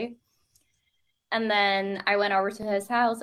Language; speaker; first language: English; non-native, fluent; Norwegian